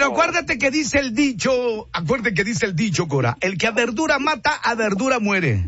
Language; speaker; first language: Spanish; native; Spanish